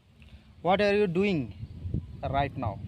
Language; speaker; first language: English; non-native, local second language; Hindi